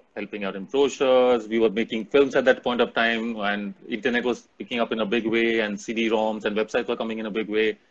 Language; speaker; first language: English; non-native, local second language; Hindi